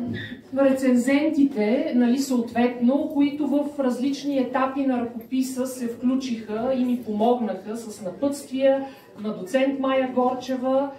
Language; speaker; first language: Bulgarian; native; Bulgarian